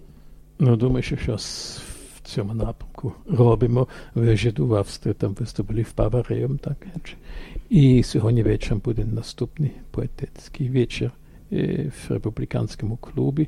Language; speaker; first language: Ukrainian; non-native, fluent; German